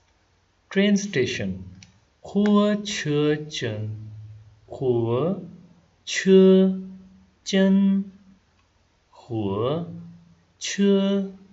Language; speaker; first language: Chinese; non-native, fluent; Hindi